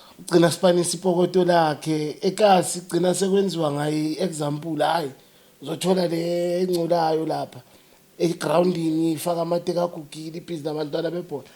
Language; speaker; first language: Zulu; native; Zulu